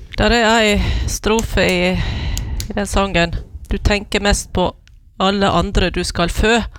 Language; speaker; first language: Norwegian; native; Norwegian